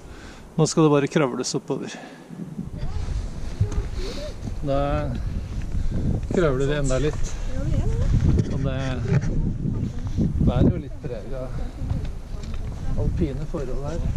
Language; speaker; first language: Norwegian; native; Norwegian